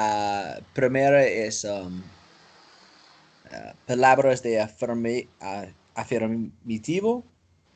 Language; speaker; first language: Spanish; non-native, learner; English